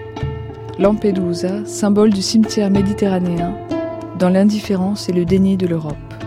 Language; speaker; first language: French; native; French